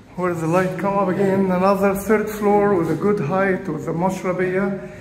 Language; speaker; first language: English; non-native, fluent; Arabic